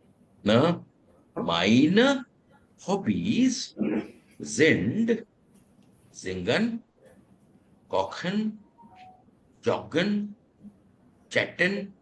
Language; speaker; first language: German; non-native, fluent; Telugu